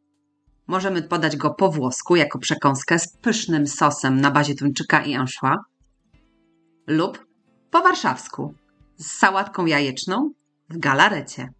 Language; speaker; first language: Polish; native; Polish